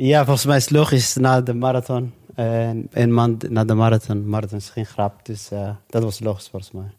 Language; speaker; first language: Dutch; non-native, local second language; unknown